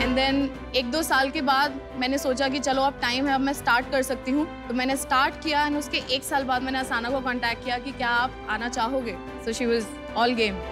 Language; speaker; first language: Hindi; native; Hindi